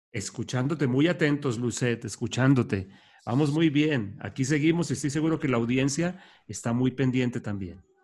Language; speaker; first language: Spanish; native; Spanish